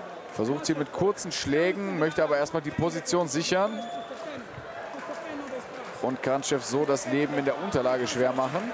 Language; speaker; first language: German; native; German